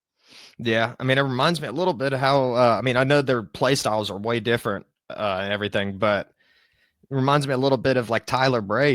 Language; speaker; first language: English; native; English